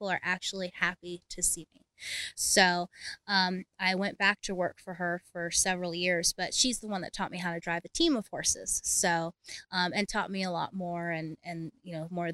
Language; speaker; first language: English; native; English